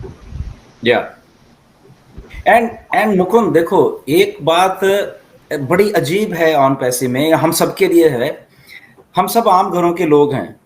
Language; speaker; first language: Hindi; native; Hindi